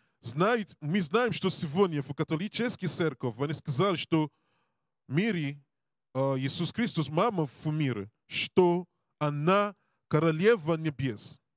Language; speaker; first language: Russian; non-native, learner; English